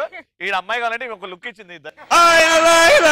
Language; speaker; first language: Telugu; native; Telugu